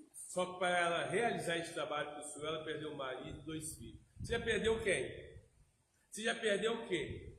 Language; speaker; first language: Portuguese; native; Portuguese